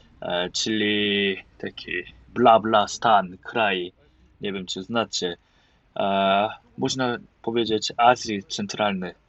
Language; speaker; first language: Polish; non-native, learner; Korean